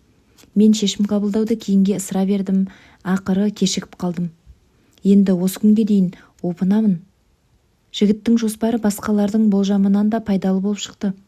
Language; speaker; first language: Kazakh; native; Kazakh